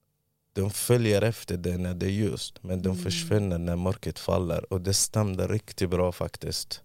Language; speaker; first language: Swedish; early bilingual, other home language; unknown